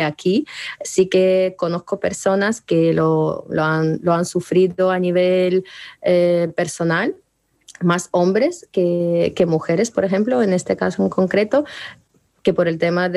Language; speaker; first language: Spanish; early bilingual, other home language; Ukrainian